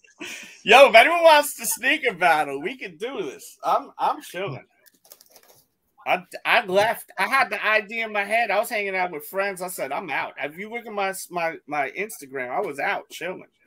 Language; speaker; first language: English; native; English